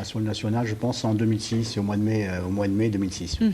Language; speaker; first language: French; native; French